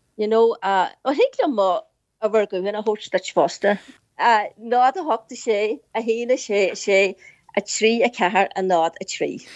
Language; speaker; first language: Irish; native; Irish